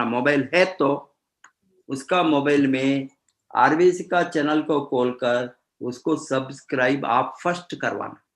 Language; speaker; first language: Hindi; non-native, fluent; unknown